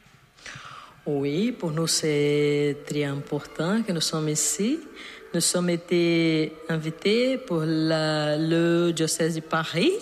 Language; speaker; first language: French; non-native, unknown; Portuguese